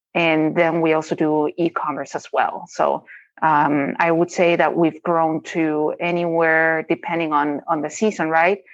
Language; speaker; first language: English; non-native, fluent; Spanish